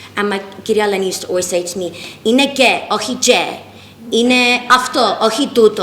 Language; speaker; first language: Greek; early bilingual, heritage; English